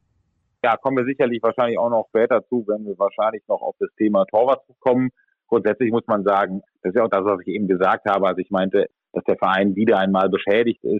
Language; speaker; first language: German; native; German